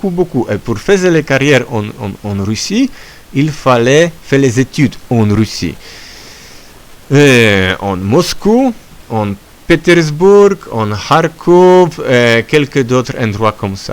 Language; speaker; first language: French; non-native, learner; Polish